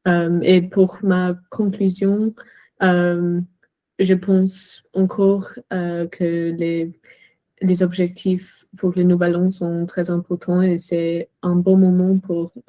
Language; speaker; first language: French; non-native, fluent; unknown